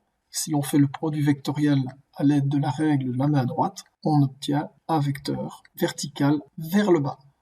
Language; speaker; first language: French; native; French